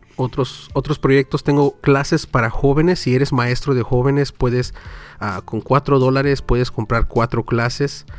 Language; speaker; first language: Spanish; early bilingual, heritage; Spanish